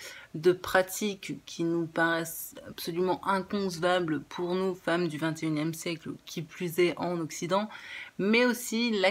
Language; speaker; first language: French; native; French